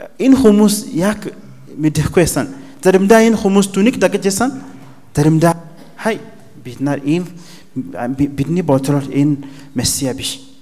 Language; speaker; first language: Mongolian; non-native, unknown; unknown